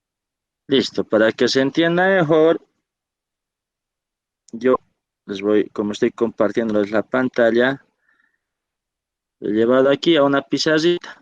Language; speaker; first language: Spanish; native; Spanish